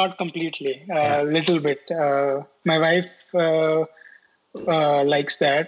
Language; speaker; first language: English; non-native, local second language; Hindi